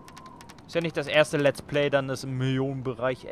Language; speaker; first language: German; native; German